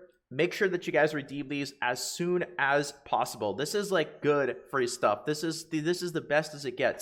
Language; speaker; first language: English; native; English